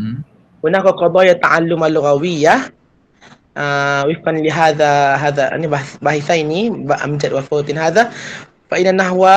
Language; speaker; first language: Arabic; non-native, fluent; Malay